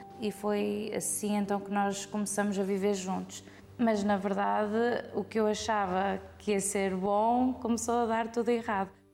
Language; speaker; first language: Portuguese; early bilingual, heritage; Portuguese